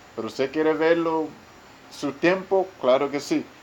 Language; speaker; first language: Spanish; non-native, learner; English